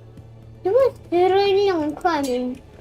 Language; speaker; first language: Russian; native; Russian